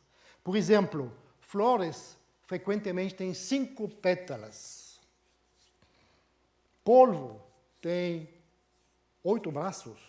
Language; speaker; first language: Portuguese; non-native, fluent; French